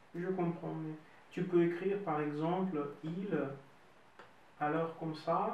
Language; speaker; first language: French; non-native, fluent; Russian